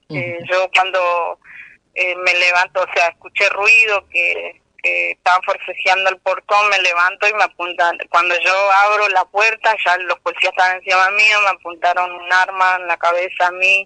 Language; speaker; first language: Spanish; native; Spanish